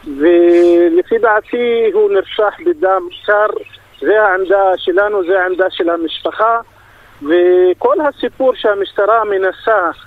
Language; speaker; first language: Hebrew; non-native, local second language; Arabic